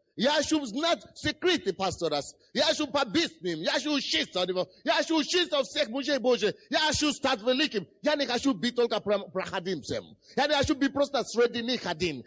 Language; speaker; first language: Russian; non-native, fluent; Yoruba